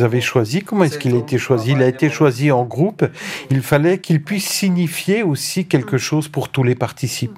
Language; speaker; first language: French; native; French